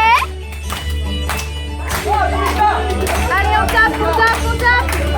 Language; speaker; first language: French; native; French